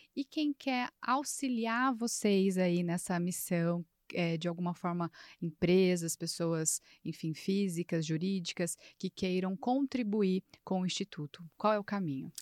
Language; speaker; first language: Portuguese; native; Portuguese